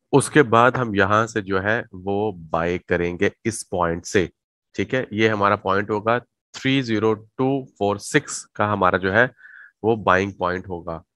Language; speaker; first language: Urdu; native; Urdu